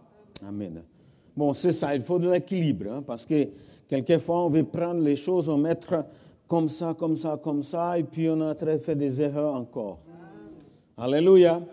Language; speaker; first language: French; non-native, fluent; Portuguese